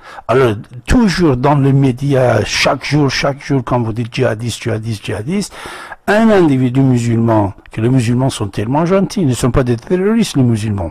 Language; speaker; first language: French; non-native, fluent; Persian